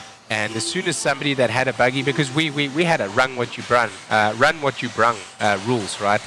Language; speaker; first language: English; native; English